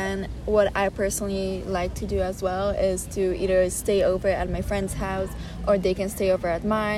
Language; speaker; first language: English; non-native, fluent; Polish